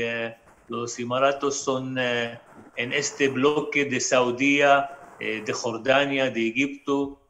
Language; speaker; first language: Spanish; non-native, fluent; Arabic